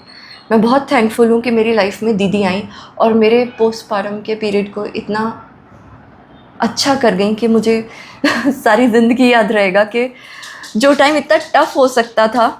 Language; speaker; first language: Hindi; native; Hindi